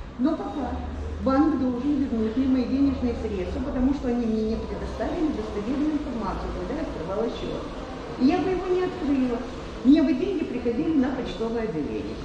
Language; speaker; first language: Russian; native; Russian